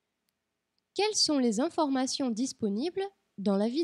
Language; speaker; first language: French; non-native, fluent; Portuguese